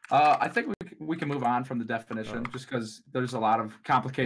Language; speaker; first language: English; native; English